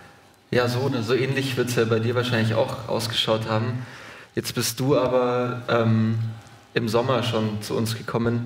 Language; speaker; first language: German; native; German